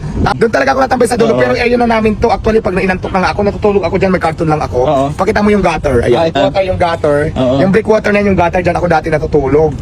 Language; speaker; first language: Filipino; native; Filipino